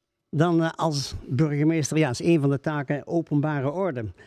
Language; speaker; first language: Dutch; native; Dutch